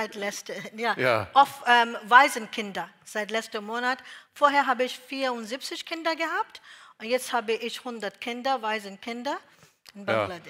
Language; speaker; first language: German; non-native, learner; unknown